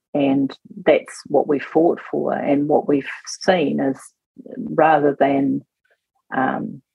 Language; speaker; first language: English; native; English